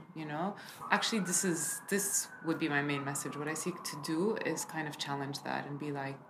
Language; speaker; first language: English; early bilingual, other home language; Arabic